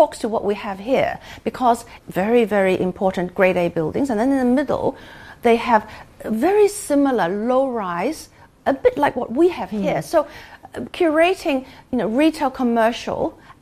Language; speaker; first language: English; non-native, local second language; Cantonese